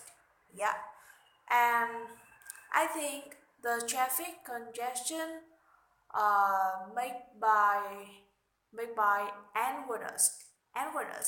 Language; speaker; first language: English; non-native, learner; Vietnamese